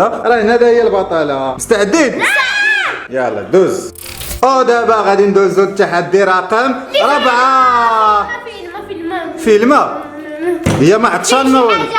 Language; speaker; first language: Arabic; native; Arabic